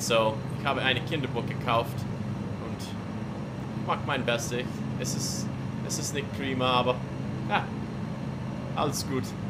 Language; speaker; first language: German; non-native, learner; English